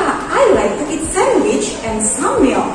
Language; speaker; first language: English; non-native, fluent; Indonesian